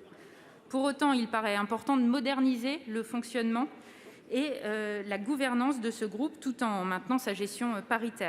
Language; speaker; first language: French; native; French